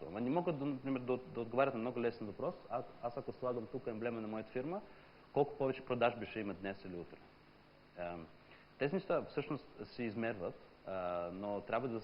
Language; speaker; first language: Bulgarian; non-native, fluent; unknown